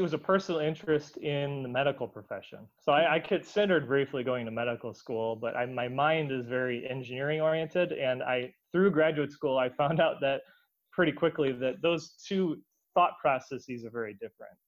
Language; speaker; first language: English; native; English